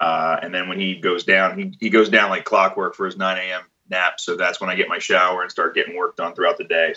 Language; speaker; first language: English; native; English